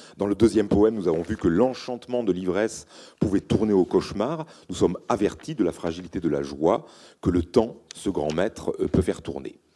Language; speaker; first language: French; native; French